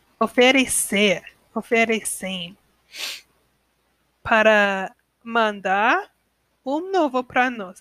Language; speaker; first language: Portuguese; non-native, learner; English